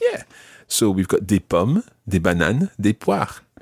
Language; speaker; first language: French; non-native, fluent; English